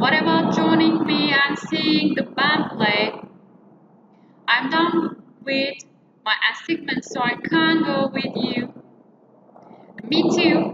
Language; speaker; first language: English; non-native, fluent; Turkish